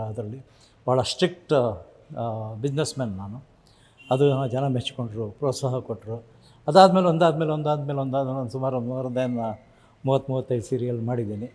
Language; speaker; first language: Kannada; native; Kannada